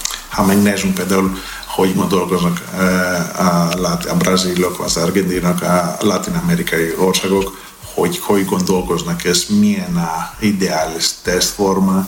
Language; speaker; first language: Hungarian; non-native, fluent; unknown